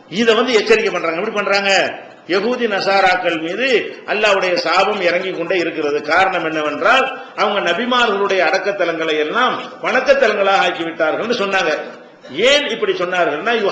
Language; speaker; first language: Tamil; native; Tamil